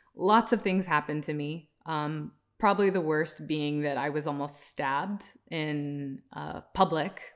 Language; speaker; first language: English; early bilingual, other home language; Hindi